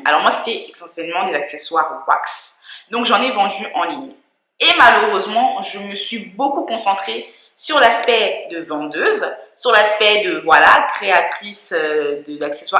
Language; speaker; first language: French; native; French